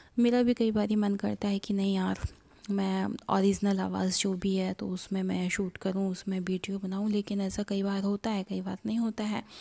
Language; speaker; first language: Hindi; native; Hindi